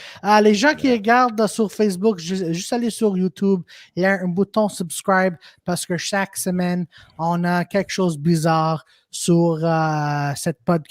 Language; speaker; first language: French; non-native, local second language; English